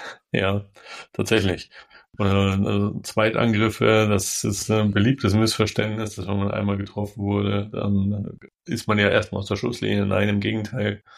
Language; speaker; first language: German; native; German